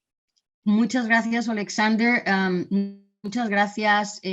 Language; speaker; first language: Spanish; native; Spanish